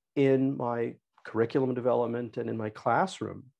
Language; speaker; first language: English; native; English